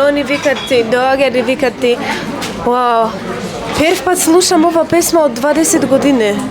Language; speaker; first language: Macedonian; non-native, learner; Polish